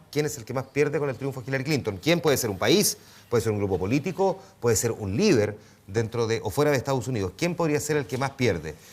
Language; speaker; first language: Spanish; native; Spanish